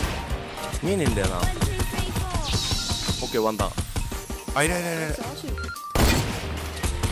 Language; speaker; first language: Japanese; native; Japanese